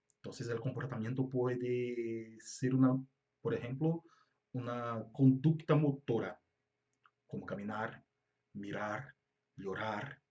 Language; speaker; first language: Spanish; non-native, fluent; Portuguese